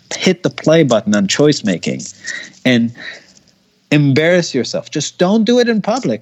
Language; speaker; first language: English; non-native, fluent; Hebrew